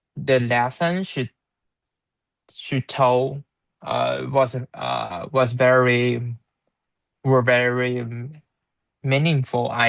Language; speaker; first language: English; non-native, learner; Chinese